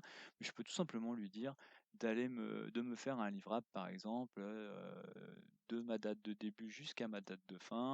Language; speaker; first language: French; native; French